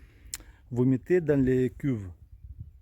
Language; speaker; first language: French; non-native, learner; Russian